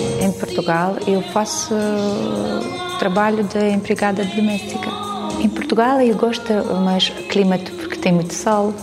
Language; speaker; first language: Portuguese; non-native, learner; Ukrainian